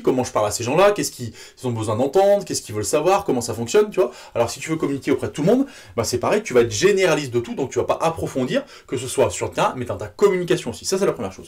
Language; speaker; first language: French; native; French